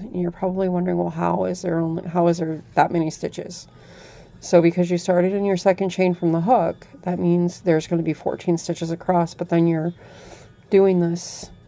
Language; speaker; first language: English; native; English